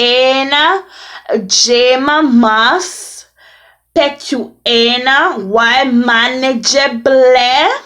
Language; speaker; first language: Spanish; non-native, learner; English